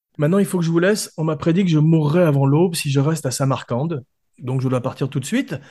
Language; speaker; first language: French; native; French